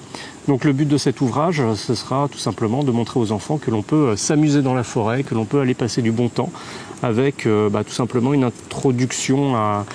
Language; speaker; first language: French; native; French